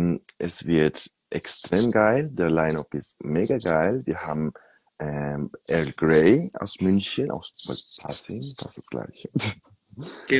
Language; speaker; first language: German; non-native, fluent; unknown